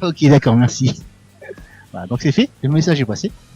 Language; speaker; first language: French; native; French